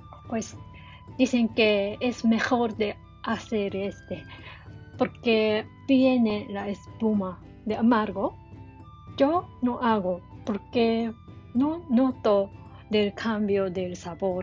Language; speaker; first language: Spanish; non-native, learner; Japanese